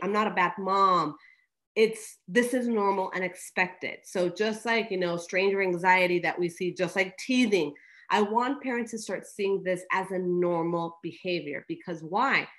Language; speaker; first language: English; early bilingual, other home language; Spanish